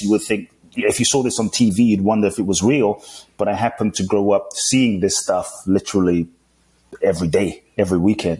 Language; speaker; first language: English; native; English